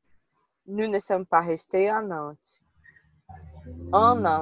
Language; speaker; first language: French; non-native, learner; Portuguese